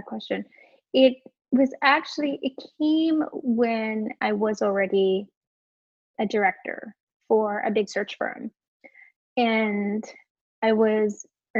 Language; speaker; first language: English; non-native, local second language; Filipino